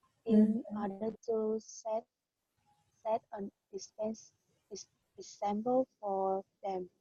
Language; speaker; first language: English; non-native, learner; Vietnamese